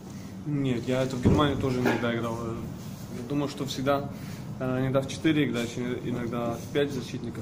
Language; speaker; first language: Russian; non-native, learner; German